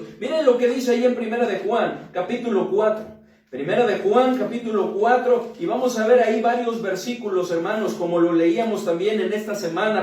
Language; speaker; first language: Spanish; native; Spanish